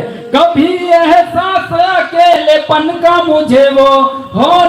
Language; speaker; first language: Hindi; non-native, local second language; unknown